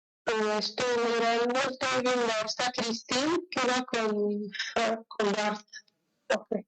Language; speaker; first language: Spanish; non-native, fluent; Arabic